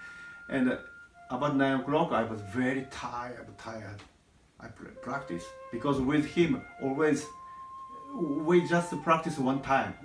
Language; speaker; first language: English; non-native, learner; Japanese